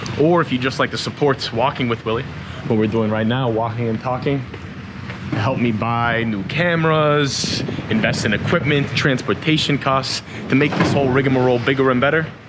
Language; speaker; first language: English; native; English